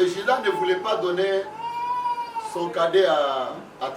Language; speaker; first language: French; non-native, local second language; Lingala